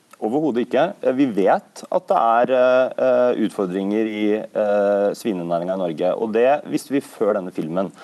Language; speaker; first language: Norwegian; native; Norwegian